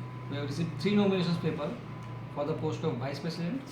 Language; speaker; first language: English; non-native, local second language; Bangla